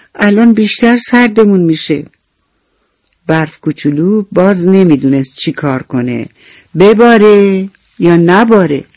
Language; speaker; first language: Persian; native; Persian